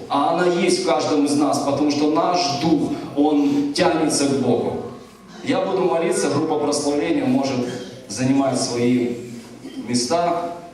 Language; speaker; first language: Russian; native; Russian